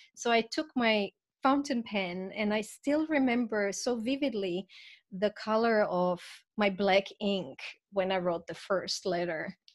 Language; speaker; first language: English; non-native, fluent; Croatian